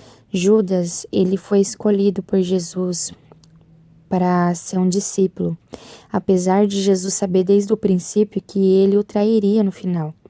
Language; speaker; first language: Portuguese; native; Portuguese